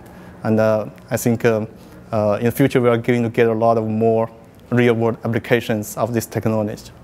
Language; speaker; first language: English; non-native, fluent; Chinese